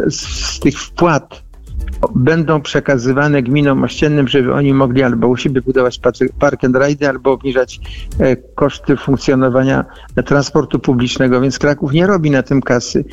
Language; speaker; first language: Polish; native; Polish